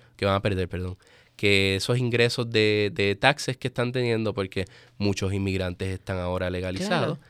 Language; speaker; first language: Spanish; native; Spanish